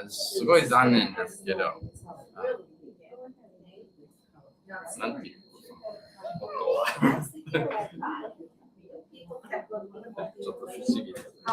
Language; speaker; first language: Japanese; non-native, learner; English